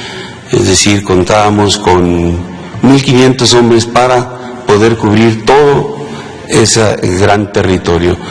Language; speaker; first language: Spanish; native; Spanish